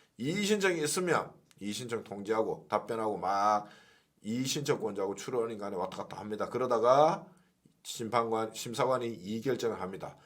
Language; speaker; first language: Korean; native; Korean